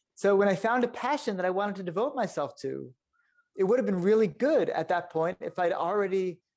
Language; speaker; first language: English; native; English